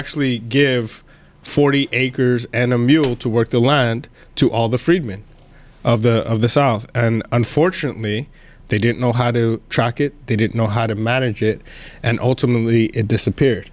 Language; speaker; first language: English; native; English